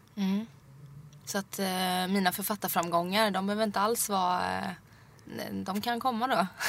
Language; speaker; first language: Swedish; native; Swedish